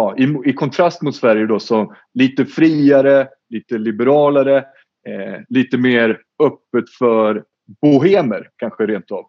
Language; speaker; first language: Swedish; native; Swedish